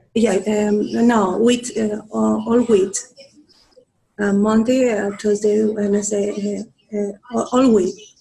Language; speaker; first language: English; non-native, learner; Spanish